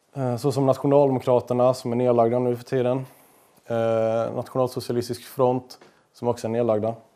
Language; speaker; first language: Swedish; native; Swedish